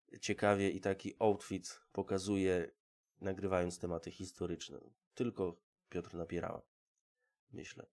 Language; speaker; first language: Polish; native; Polish